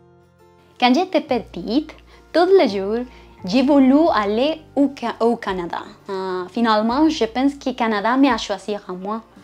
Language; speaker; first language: French; non-native, learner; Spanish